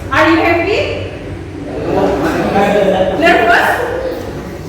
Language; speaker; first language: English; non-native, learner; Indonesian